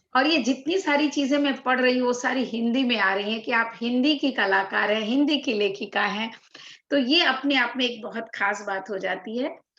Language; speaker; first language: Hindi; native; Hindi